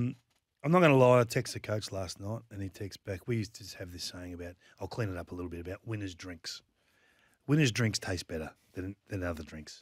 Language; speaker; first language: English; native; English